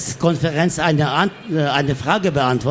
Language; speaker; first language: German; non-native, learner; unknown